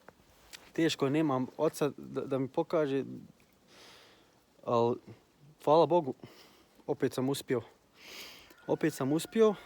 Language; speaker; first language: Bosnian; early bilingual, heritage; Croatian